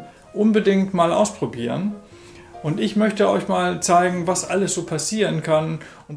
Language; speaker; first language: German; native; German